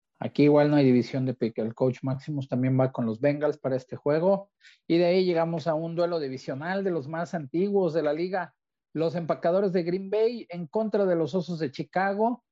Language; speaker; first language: Spanish; native; Spanish